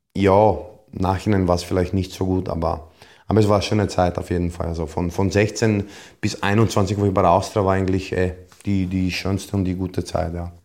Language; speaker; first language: German; non-native, fluent; Croatian